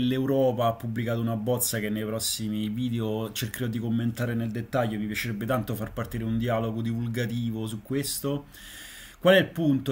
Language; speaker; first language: Italian; native; Italian